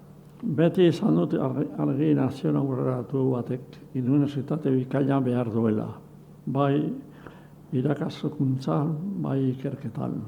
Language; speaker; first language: Basque; non-native, local second language; Spanish